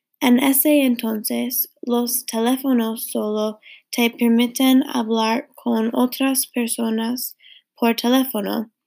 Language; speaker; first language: Spanish; non-native, learner; English